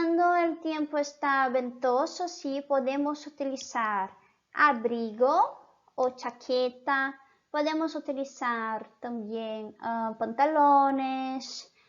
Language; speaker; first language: Spanish; non-native, fluent; Portuguese